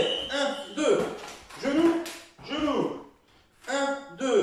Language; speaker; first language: French; native; French